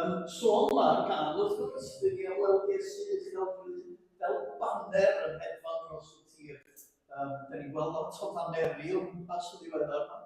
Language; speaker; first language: Welsh; native; Welsh